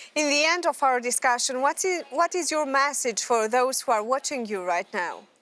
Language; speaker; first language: English; non-native, fluent; Romanian